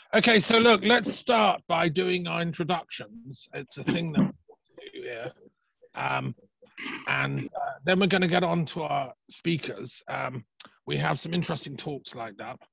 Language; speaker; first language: English; native; English